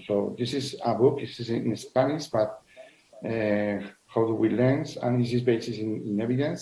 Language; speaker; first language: English; non-native, learner; Spanish